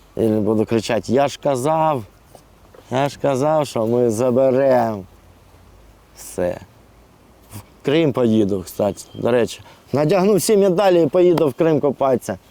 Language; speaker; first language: Ukrainian; non-native, local second language; Russian